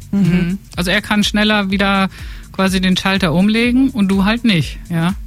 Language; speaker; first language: German; native; German